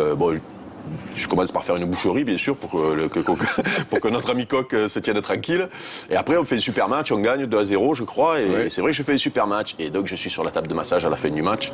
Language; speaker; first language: French; native; French